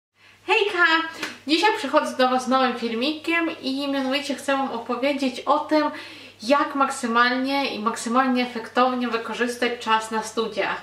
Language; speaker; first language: Polish; non-native, fluent; Ukrainian